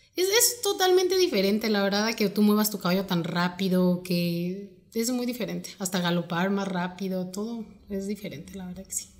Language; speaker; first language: Spanish; native; Spanish